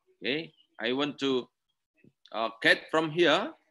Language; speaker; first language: English; non-native, learner; Indonesian